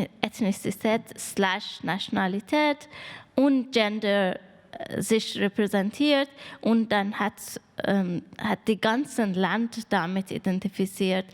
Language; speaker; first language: German; non-native, fluent; Persian